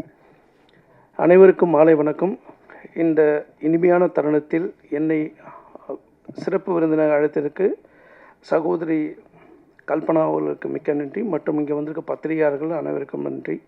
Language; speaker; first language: Tamil; native; Tamil